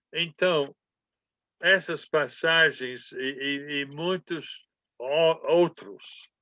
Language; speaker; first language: Portuguese; non-native, fluent; English